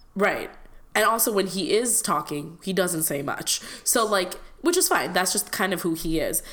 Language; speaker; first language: English; non-native, local second language; Malayalam